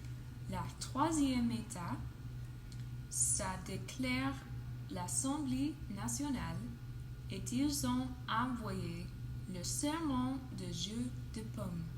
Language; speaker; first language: French; non-native, learner; English